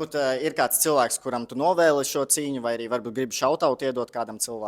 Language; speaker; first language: Latvian; native; Latvian